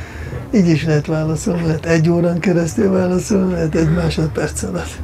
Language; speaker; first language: Hungarian; non-native, fluent; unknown